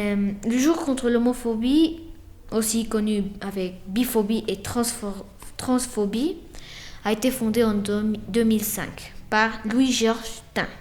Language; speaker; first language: French; non-native, fluent; Spanish